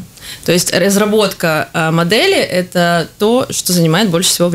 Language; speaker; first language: Russian; native; Russian